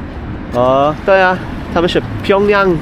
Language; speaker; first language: Chinese; non-native, learner; English